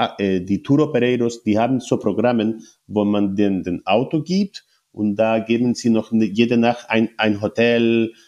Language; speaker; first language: German; non-native, learner; Spanish